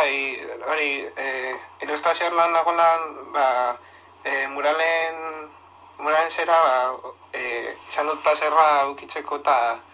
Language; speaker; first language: Basque; non-native, local second language; Spanish